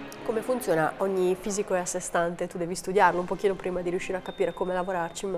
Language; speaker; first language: Italian; native; Italian